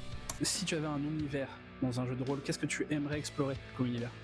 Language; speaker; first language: French; native; French